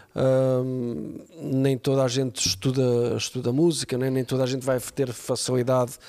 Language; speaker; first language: Portuguese; native; Portuguese